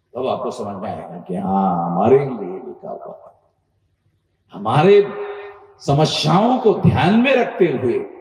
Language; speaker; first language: Hindi; non-native, local second language; Marathi